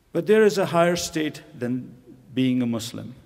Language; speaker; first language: English; non-native, local second language; Urdu